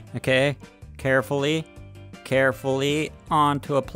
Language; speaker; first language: English; native; English